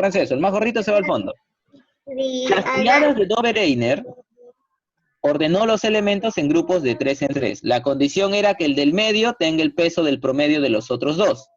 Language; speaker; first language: Spanish; native; Spanish